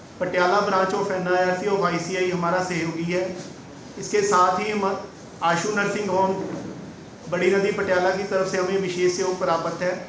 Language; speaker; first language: Hindi; non-native, local second language; Punjabi